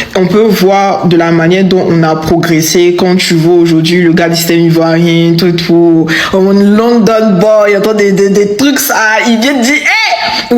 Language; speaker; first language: French; native; French